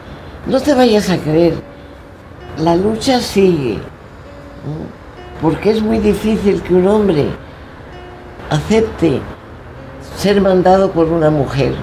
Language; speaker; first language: Spanish; native; Spanish